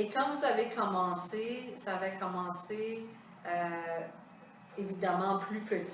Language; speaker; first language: French; native; French